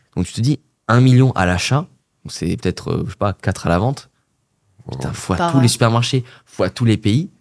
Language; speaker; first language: French; native; French